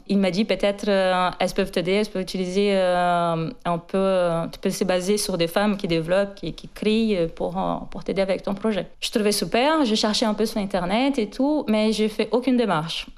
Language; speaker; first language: French; non-native, fluent; Portuguese